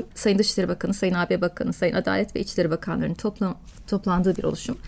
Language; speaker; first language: Turkish; native; Turkish